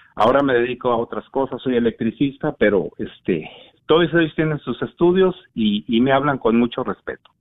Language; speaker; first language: Spanish; native; Spanish